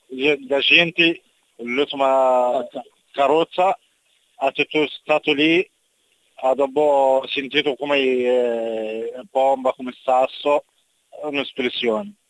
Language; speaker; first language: Italian; non-native, learner; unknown